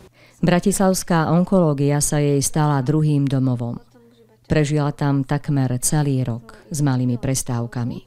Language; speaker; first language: Slovak; native; Slovak